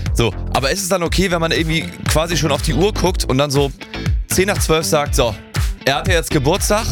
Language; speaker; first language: German; native; German